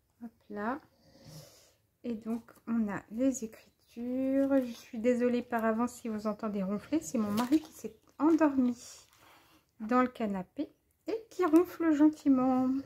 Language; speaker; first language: French; native; French